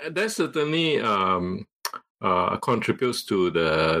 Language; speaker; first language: English; non-native, local second language; Cantonese